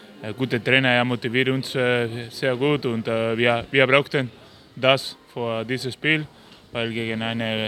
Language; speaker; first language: German; non-native, learner; Spanish